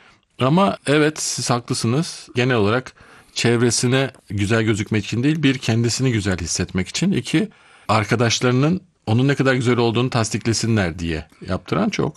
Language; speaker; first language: Turkish; native; Turkish